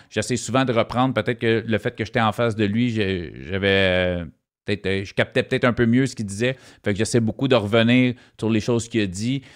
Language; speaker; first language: French; native; French